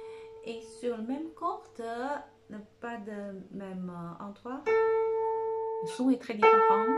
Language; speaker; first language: French; non-native, fluent; Chinese